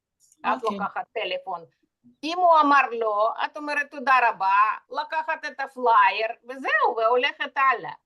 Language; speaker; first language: Hebrew; non-native, fluent; Russian